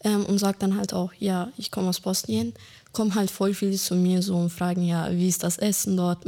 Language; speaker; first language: German; early bilingual, other home language; Bosnian